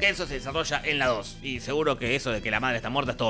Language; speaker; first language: Spanish; native; Spanish